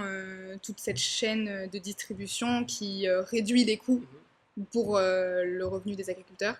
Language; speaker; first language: French; native; French